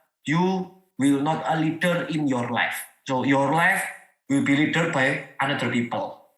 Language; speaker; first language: English; non-native, learner; Indonesian